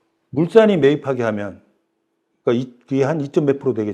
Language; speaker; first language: Korean; native; Korean